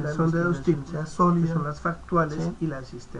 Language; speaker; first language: Spanish; native; Spanish